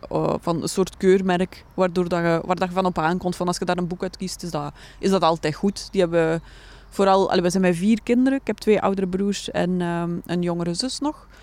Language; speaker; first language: Dutch; native; Dutch